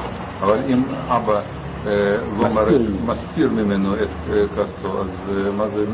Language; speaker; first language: Hebrew; non-native, learner; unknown